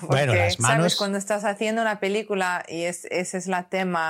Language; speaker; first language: Spanish; non-native, learner; English